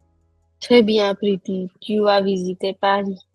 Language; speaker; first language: French; non-native, fluent; Hindi